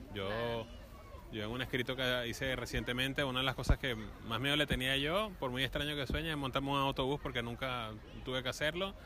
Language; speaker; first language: Spanish; native; Spanish